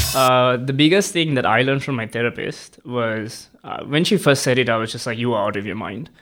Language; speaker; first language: English; non-native, local second language; Tamil